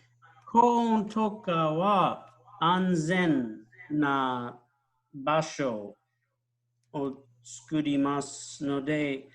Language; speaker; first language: Japanese; non-native, fluent; English